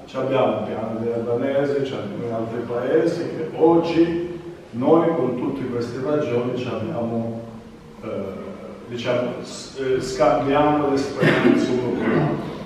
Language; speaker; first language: Italian; non-native, fluent; Albanian